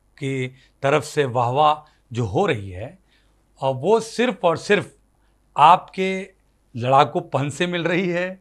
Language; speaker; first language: Hindi; native; Hindi